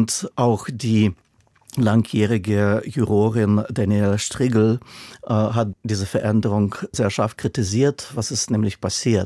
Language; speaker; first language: German; non-native, fluent; Russian